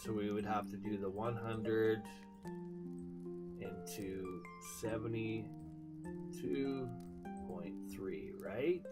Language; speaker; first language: English; native; English